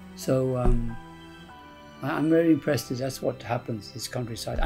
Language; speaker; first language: English; native; English